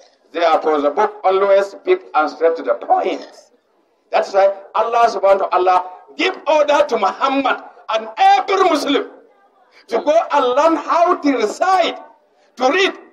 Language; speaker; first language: English; non-native, local second language; Hausa